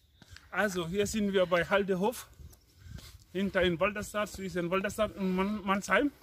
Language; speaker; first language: German; non-native, learner; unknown